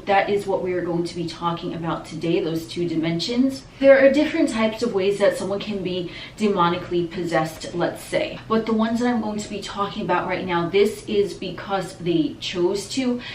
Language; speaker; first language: English; native; English